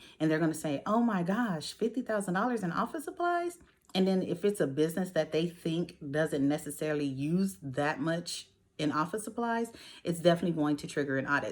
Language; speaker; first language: English; native; English